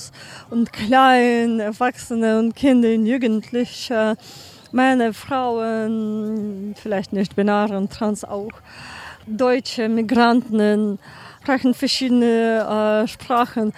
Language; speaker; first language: German; non-native, learner; Ukrainian